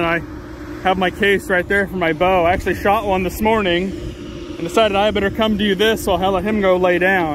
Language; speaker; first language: English; native; English